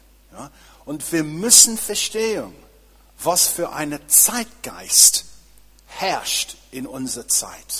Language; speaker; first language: German; non-native, fluent; English